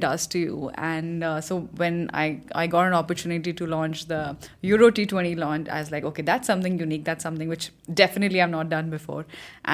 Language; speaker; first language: English; non-native, local second language; Hindi